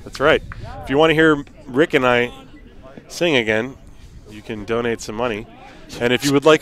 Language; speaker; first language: English; native; English